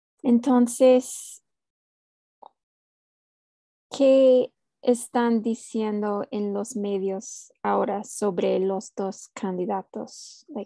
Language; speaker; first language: Spanish; non-native, fluent; English